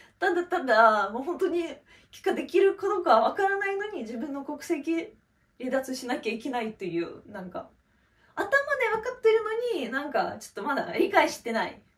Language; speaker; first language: Japanese; non-native, fluent; Russian